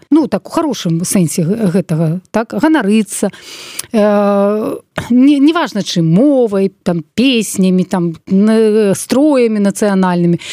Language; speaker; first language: Belarusian; non-native, local second language; Russian